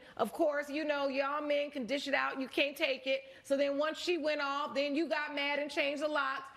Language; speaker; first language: English; native; English